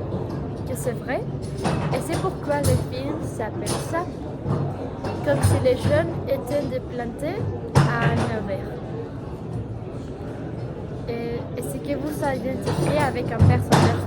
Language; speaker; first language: French; non-native, learner; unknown